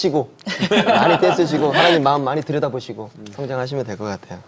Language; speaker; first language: Korean; native; Korean